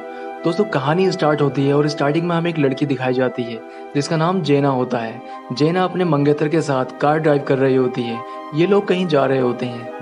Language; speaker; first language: Hindi; native; Hindi